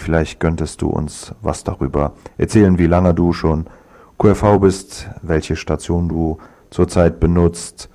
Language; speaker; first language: German; native; German